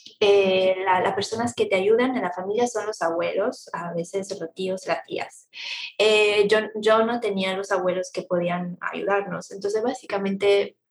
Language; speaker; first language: Spanish; non-native, fluent; Italian